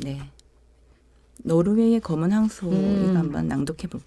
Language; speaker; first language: Korean; native; Korean